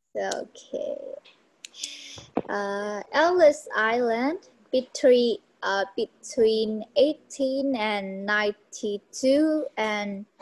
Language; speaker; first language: English; non-native, learner; Vietnamese